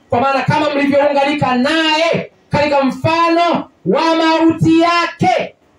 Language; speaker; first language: Swahili; native; Swahili